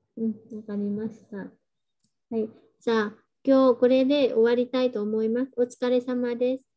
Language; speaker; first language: Japanese; non-native, fluent; Vietnamese